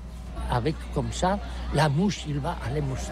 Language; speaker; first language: French; non-native, learner; Catalan